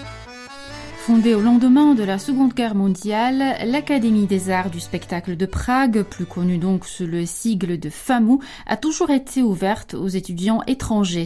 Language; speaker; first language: French; native; French